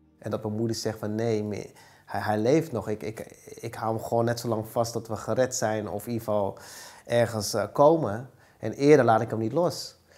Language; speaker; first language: Dutch; early bilingual, other home language; Vietnamese